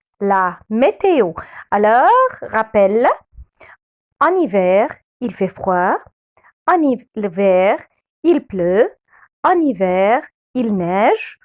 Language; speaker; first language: French; non-native, fluent; Arabic